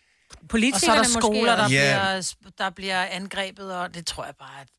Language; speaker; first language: Danish; native; Danish